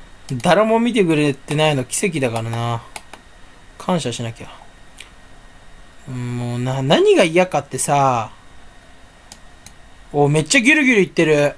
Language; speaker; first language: Japanese; native; Japanese